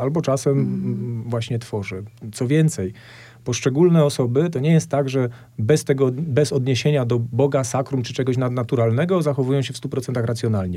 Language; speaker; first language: Polish; native; Polish